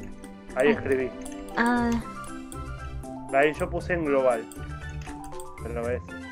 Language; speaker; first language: Spanish; native; Spanish